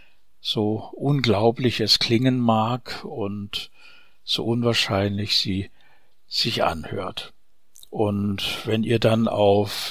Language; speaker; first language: German; native; German